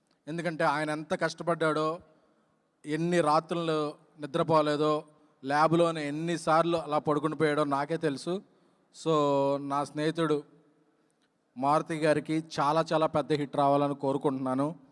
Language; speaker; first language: Telugu; native; Telugu